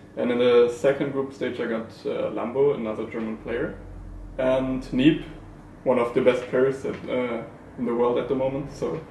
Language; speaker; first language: English; non-native, fluent; German